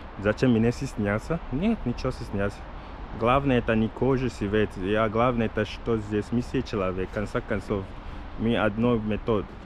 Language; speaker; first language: Russian; non-native, learner; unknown